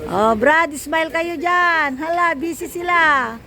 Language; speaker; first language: Filipino; non-native, local second language; Iloko